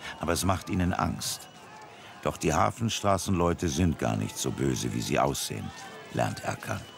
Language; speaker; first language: German; native; German